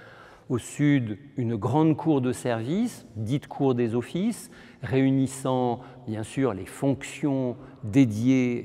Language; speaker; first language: French; native; French